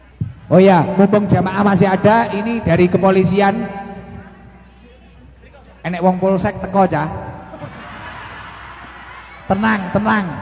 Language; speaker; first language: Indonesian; non-native, local second language; Javanese